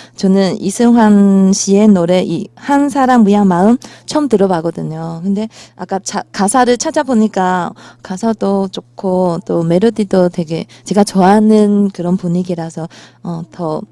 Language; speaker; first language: Korean; non-native, fluent; Chinese